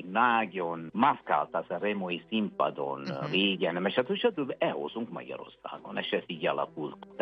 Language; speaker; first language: Hungarian; non-native, fluent; Italian